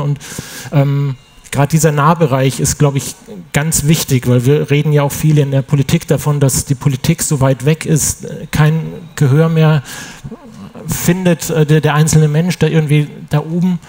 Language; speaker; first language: German; native; German